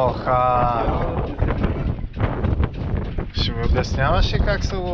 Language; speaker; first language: Bulgarian; native; Bulgarian